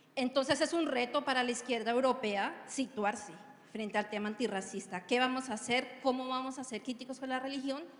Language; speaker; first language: Spanish; native; Spanish